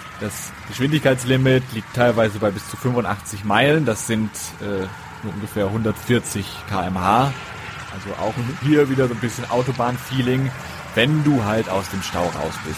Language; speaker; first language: German; native; German